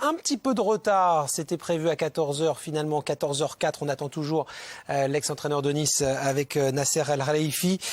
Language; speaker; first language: French; native; French